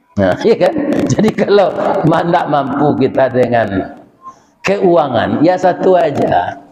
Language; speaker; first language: Malay; non-native, local second language; Minangkabau